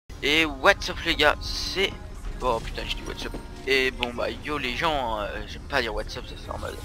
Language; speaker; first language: French; native; French